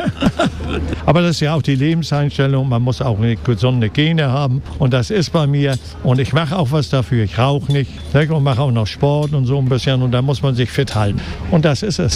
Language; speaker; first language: German; native; German